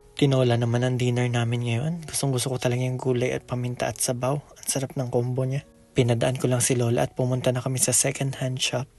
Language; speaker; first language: Filipino; native; Filipino